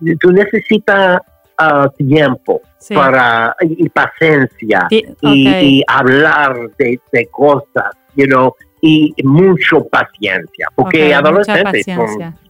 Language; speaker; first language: Spanish; non-native, learner; English